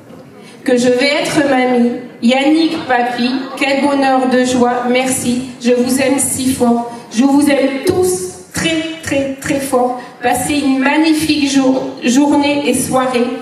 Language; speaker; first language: French; native; French